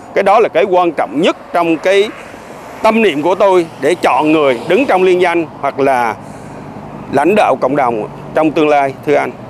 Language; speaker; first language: Vietnamese; native; Vietnamese